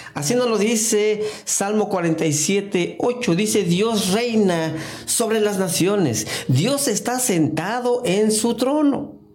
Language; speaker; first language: Spanish; non-native, fluent; English